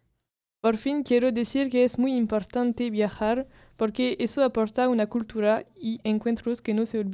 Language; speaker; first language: Spanish; non-native, learner; French